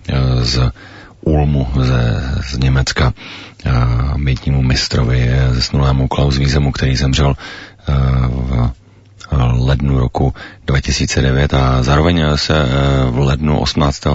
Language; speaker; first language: Czech; native; Czech